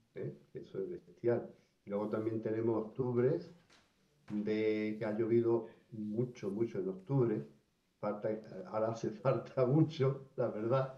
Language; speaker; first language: Spanish; native; Spanish